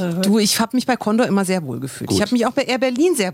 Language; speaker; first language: German; native; German